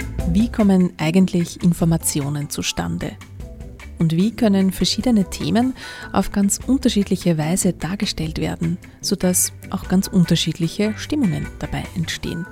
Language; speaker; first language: German; native; German